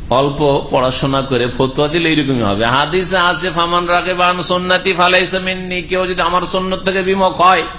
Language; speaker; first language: Bangla; native; Bangla